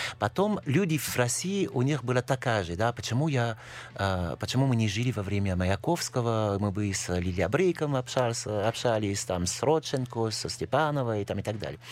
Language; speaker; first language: Russian; non-native, fluent; French